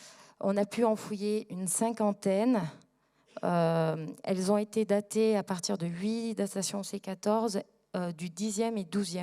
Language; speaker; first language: French; native; French